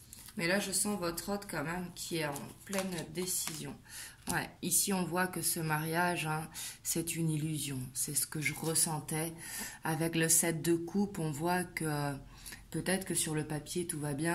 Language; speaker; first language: French; native; French